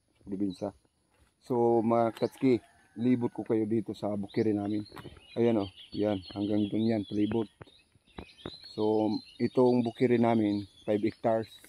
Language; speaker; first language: Filipino; non-native, local second language; Masbatenyo